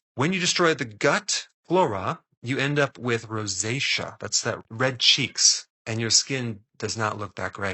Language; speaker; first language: English; native; English